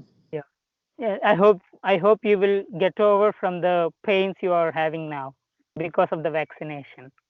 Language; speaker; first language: English; non-native, local second language; Telugu